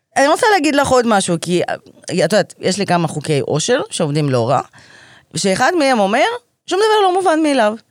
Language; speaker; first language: Hebrew; native; Hebrew